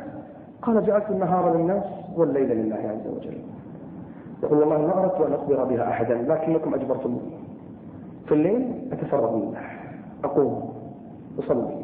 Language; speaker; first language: Arabic; native; Arabic